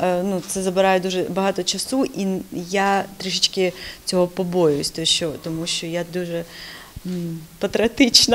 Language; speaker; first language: Ukrainian; non-native, local second language; Russian